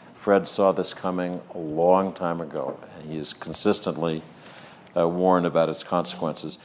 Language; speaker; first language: English; native; English